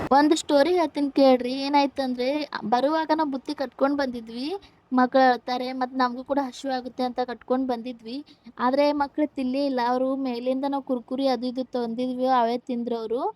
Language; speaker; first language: Kannada; native; Kannada